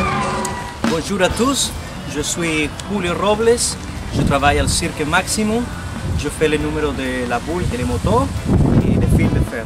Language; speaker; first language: French; non-native, learner; Spanish